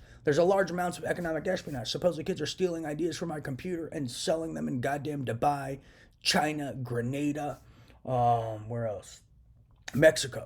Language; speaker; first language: English; native; English